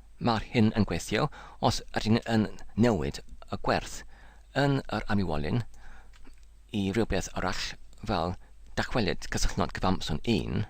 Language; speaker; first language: Welsh; non-native, learner; English